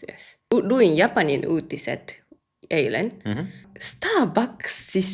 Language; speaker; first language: Finnish; non-native, learner; Japanese